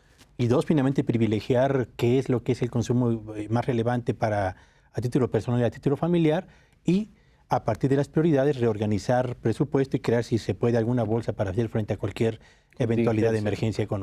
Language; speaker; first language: Spanish; native; Spanish